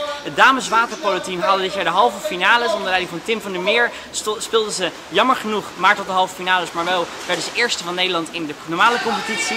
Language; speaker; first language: Dutch; native; Dutch